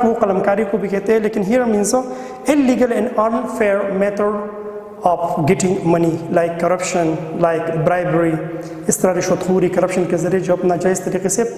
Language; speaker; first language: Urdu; non-native, local second language; Pashto